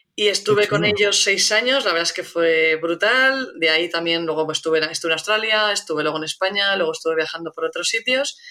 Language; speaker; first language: Spanish; native; Spanish